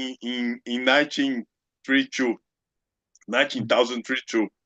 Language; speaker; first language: English; non-native, learner; Portuguese